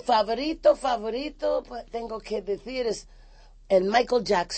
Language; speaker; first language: Spanish; non-native, fluent; English